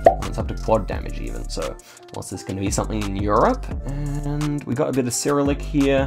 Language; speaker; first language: English; native; English